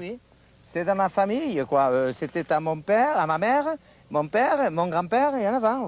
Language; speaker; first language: French; native; French